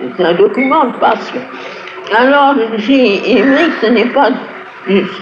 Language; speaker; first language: French; native; French